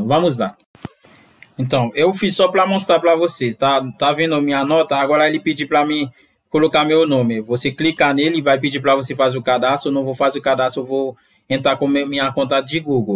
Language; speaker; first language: Portuguese; non-native, fluent; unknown